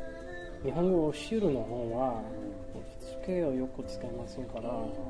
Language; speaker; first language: Japanese; non-native, learner; English